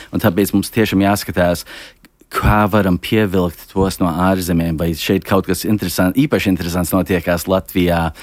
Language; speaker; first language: Latvian; early bilingual, heritage; Latvian